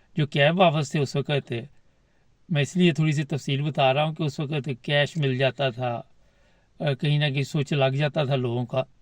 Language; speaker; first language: Urdu; non-native, local second language; Punjabi